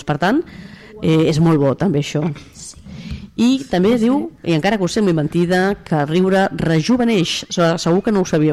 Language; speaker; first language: Catalan; native; Catalan